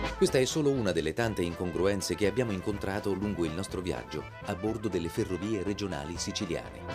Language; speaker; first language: Italian; native; Italian